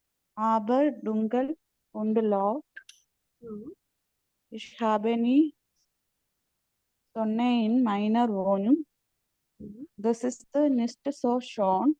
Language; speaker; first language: German; non-native, learner; Malayalam